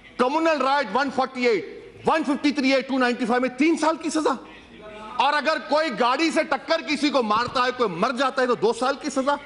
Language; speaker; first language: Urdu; native; Urdu